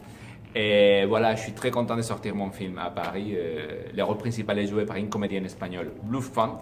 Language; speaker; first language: French; non-native, fluent; Spanish